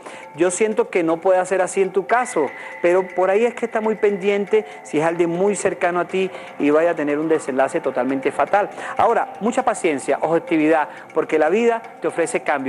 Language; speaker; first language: Spanish; native; Spanish